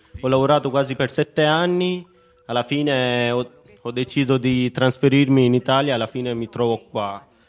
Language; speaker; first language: Italian; non-native, fluent; Hindi